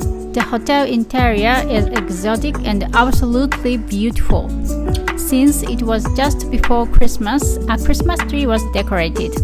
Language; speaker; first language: English; non-native, learner; Japanese